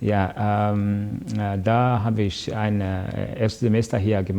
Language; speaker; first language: German; non-native, learner; Kinyarwanda